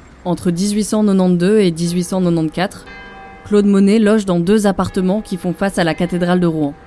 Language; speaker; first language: French; native; French